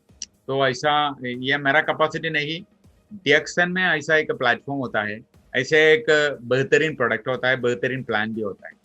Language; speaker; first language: Hindi; non-native, local second language; Malayalam